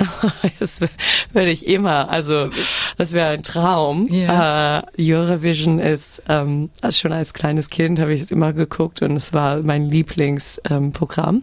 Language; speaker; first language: German; early bilingual, heritage; German